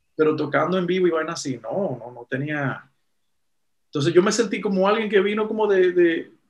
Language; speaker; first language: Spanish; early bilingual, heritage; Spanish